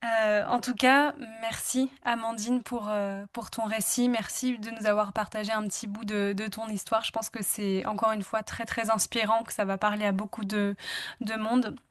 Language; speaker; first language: French; native; French